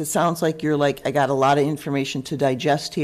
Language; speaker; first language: English; native; English